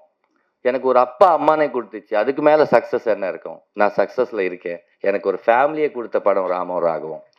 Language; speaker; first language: Tamil; non-native, learner; Telugu